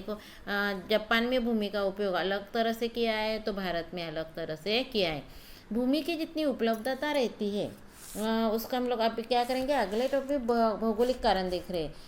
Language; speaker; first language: Hindi; non-native, local second language; Marathi